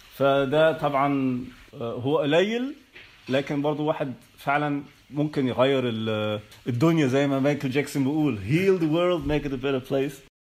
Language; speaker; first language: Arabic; early bilingual, heritage; Arabic